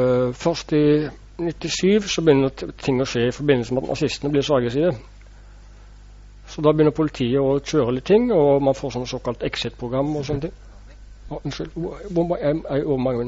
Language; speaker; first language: Norwegian; native; Norwegian